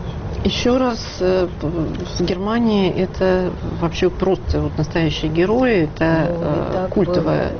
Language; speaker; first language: Russian; native; Russian